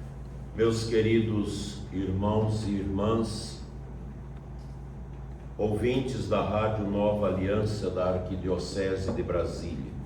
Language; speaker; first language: Portuguese; native; Portuguese